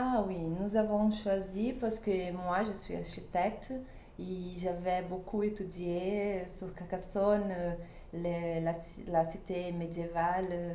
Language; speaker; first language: French; non-native, fluent; Portuguese